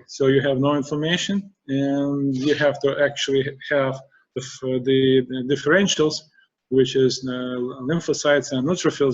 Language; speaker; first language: English; non-native, fluent; Russian